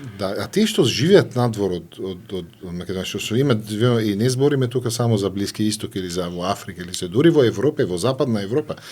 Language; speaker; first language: Macedonian; non-native, fluent; Arabic